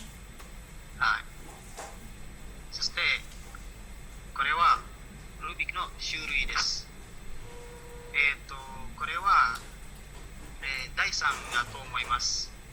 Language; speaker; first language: Japanese; non-native, learner; Indonesian